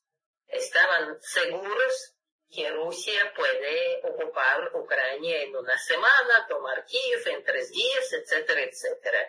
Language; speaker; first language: Spanish; non-native, fluent; Russian